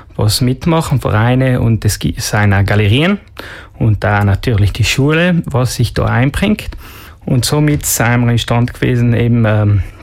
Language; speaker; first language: German; non-native, local second language; Ladin